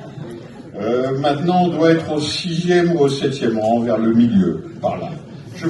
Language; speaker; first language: French; native; French